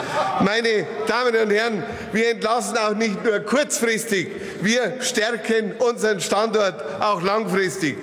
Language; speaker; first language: German; native; German